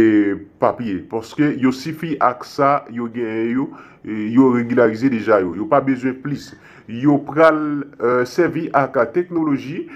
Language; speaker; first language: Haitian Creole; native; Haitian Creole